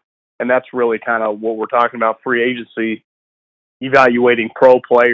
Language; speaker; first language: English; native; English